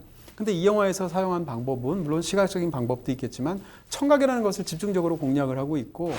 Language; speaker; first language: Korean; native; Korean